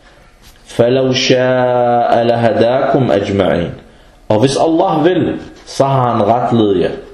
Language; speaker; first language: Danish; early bilingual, other home language; Arabic